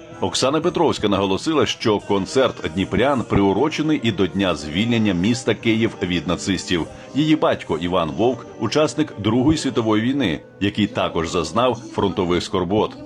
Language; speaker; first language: Ukrainian; native; Ukrainian